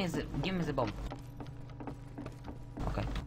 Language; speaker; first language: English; non-native, learner; Russian